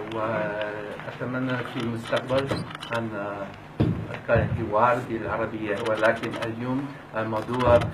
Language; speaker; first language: Arabic; non-native, learner; English